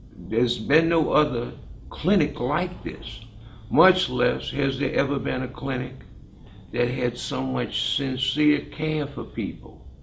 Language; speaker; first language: English; native; English